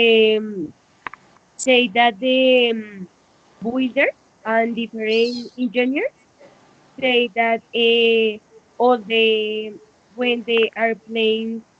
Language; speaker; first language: English; non-native, learner; Spanish